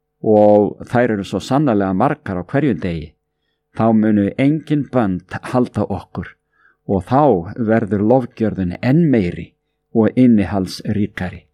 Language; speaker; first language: Icelandic; native; Icelandic